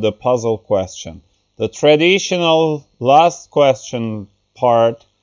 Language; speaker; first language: English; non-native, fluent; Turkish